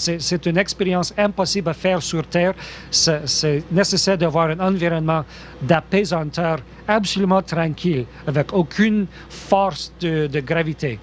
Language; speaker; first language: French; non-native, local second language; English